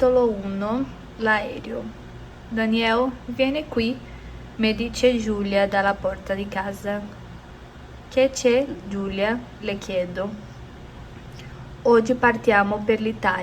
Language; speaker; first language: Italian; non-native, learner; Portuguese